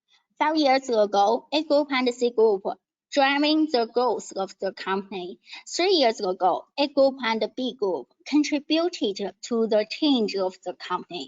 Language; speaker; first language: English; non-native, learner; Chinese